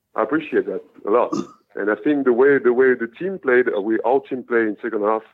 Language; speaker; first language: English; non-native, fluent; French